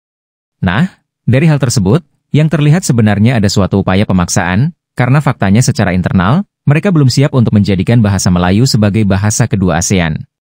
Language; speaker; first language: Indonesian; native; Indonesian